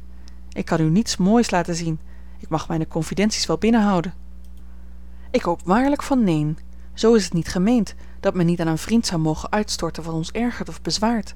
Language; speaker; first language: Dutch; native; Dutch